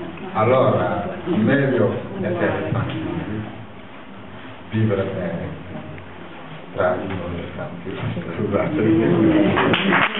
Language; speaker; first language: Italian; non-native, fluent; Wolof